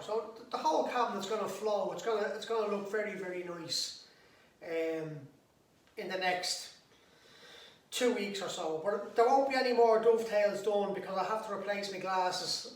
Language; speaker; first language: English; native; English